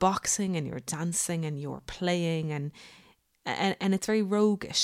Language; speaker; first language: English; native; English